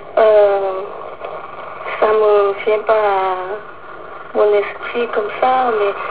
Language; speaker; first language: French; non-native, fluent; Korean